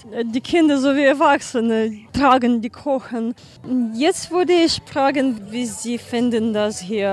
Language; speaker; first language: German; non-native, learner; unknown